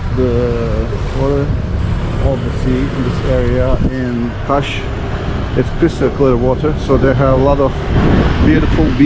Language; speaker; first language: English; non-native, fluent; Turkish